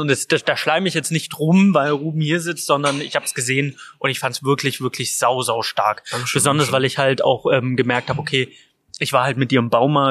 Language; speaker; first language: German; native; German